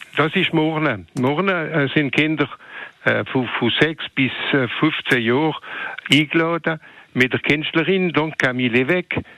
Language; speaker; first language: German; non-native, local second language; French